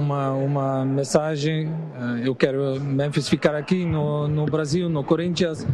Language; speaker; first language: Portuguese; non-native, learner; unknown